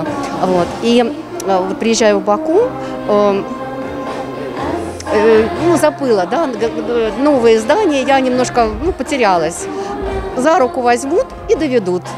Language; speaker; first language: Russian; early bilingual, other home language; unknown